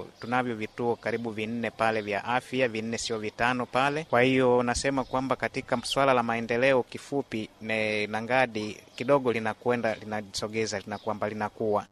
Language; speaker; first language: Swahili; non-native, local second language; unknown